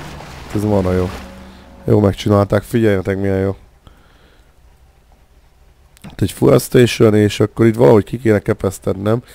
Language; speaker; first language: Hungarian; native; Hungarian